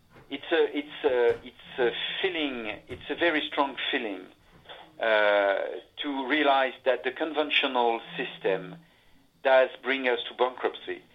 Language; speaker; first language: English; non-native, fluent; French